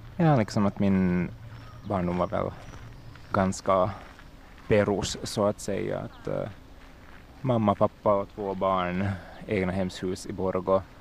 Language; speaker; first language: Swedish; native; Swedish